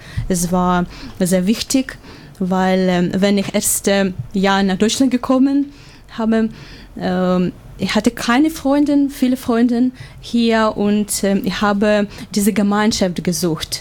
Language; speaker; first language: German; non-native, learner; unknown